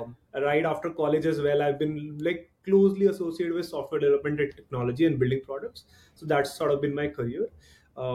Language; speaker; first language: English; non-native, local second language; Hindi